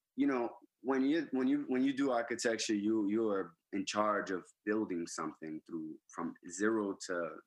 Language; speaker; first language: English; early bilingual, other home language; Spanish